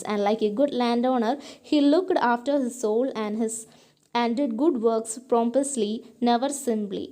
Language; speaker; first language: English; non-native, local second language; Malayalam